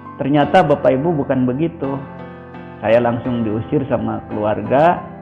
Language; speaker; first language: Indonesian; non-native, local second language; Sundanese